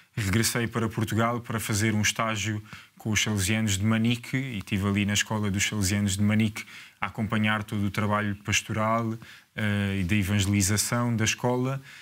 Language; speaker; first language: Portuguese; native; Portuguese